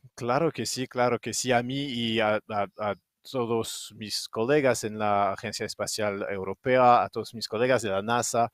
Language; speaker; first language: Spanish; non-native, fluent; French